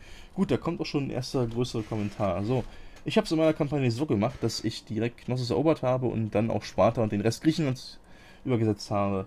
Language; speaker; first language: German; native; German